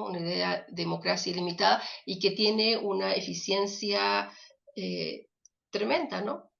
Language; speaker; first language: Spanish; native; Spanish